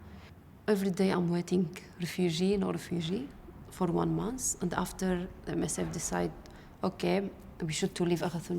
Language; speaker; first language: English; non-native, learner; Arabic